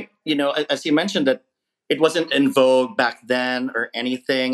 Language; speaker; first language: English; non-native, local second language; Filipino